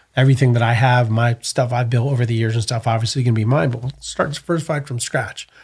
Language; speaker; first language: English; native; English